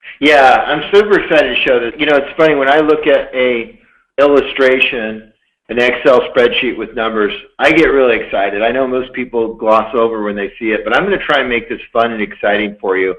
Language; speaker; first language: English; native; English